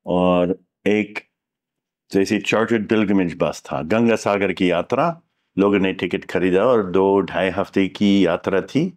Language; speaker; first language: Hindi; non-native, fluent; English